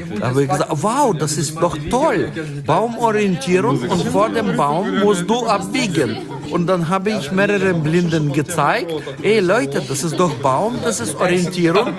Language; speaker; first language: German; non-native, fluent; Ukrainian